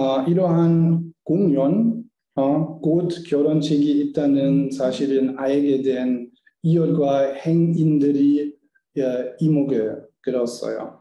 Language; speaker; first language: Korean; non-native, learner; German